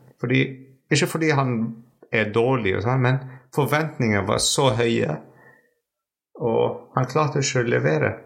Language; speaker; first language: Norwegian; non-native, fluent; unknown